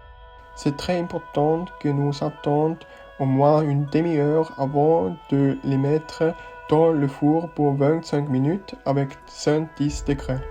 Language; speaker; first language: French; non-native, learner; Swiss German